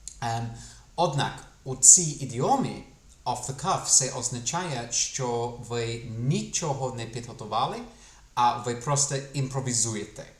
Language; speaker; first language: Ukrainian; non-native, fluent; English